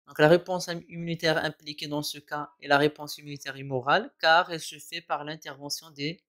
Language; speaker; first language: French; non-native, local second language; Arabic